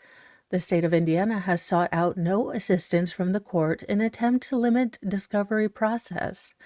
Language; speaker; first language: English; native; English